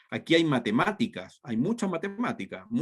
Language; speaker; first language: Spanish; native; Spanish